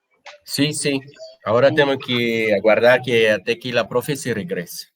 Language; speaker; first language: Spanish; non-native, fluent; Portuguese